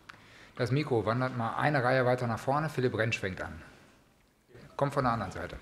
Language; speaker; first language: German; native; German